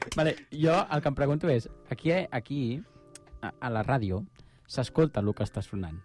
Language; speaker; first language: Catalan; native; Catalan